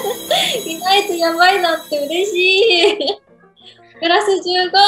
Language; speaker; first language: Japanese; native; Japanese